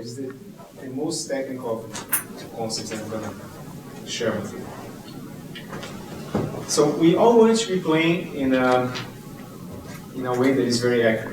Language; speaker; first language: English; non-native, fluent; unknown